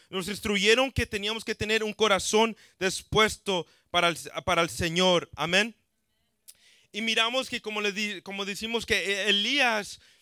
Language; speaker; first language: Spanish; early bilingual, heritage; Spanish